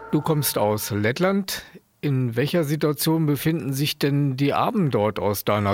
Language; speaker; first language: German; native; German